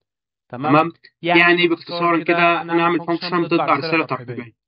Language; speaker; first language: Arabic; native; Arabic